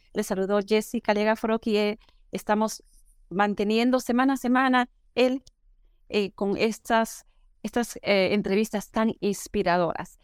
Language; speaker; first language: Spanish; native; Spanish